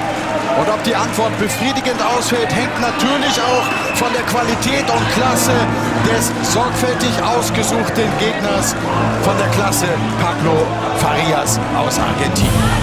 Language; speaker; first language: German; native; German